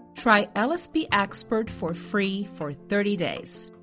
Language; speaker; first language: English; non-native, fluent; Portuguese